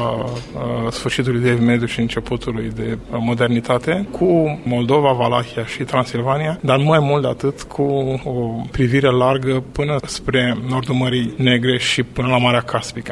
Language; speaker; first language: Romanian; native; Romanian